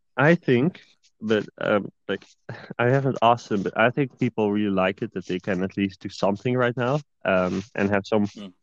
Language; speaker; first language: English; non-native, fluent; Dutch